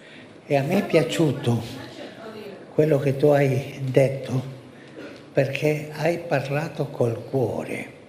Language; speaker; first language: Italian; non-native, fluent; Spanish